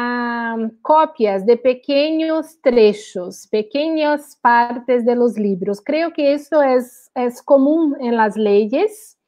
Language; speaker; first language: Spanish; non-native, learner; Portuguese